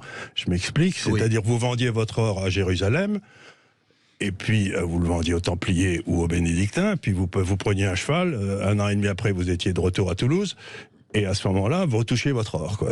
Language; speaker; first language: French; native; French